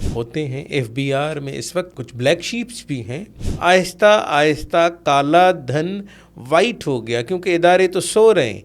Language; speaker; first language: Urdu; non-native, local second language; Sindhi